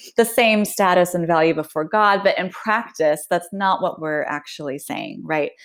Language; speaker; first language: English; early bilingual, other home language; Swedish